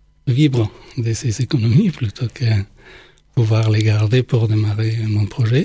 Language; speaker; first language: French; non-native, fluent; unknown